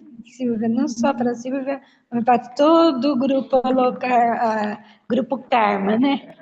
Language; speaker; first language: Portuguese; native; Portuguese